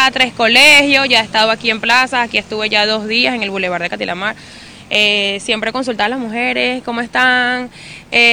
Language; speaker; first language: Spanish; native; Spanish